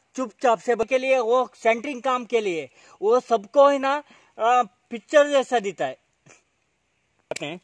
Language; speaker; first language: Hindi; non-native, local second language; Kannada